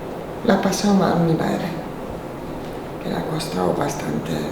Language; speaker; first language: Spanish; non-native, fluent; Polish